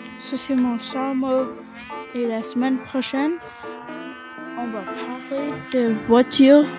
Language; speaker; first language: French; non-native, local second language; English